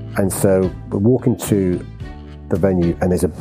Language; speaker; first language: English; native; English